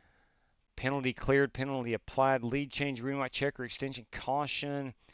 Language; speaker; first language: English; native; English